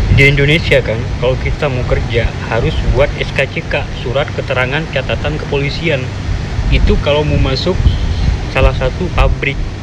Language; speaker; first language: Indonesian; native; Indonesian